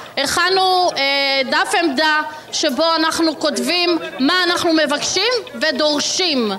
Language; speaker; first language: Hebrew; native; Hebrew